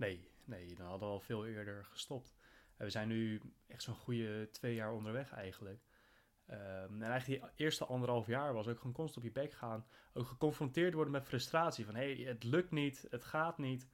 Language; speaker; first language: Dutch; native; Dutch